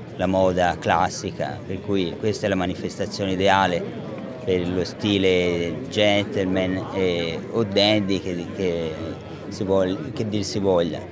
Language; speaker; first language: Italian; native; Italian